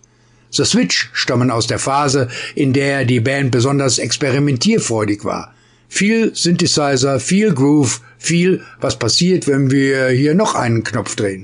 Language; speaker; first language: German; native; German